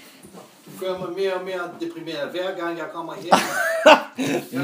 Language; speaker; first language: Danish; non-native, fluent; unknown